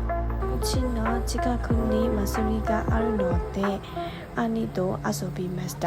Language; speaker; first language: Japanese; non-native, learner; Burmese